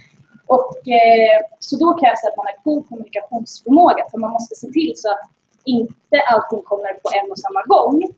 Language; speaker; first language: Swedish; native; Swedish